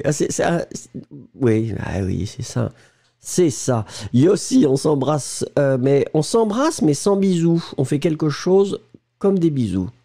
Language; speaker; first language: French; native; French